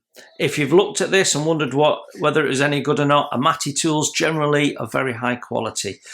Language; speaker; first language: English; native; English